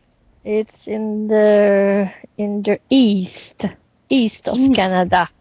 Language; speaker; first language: English; non-native, learner; French